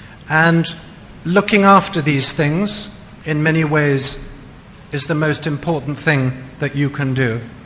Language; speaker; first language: English; native; English